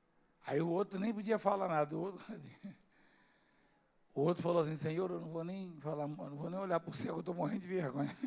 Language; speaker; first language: Portuguese; native; Portuguese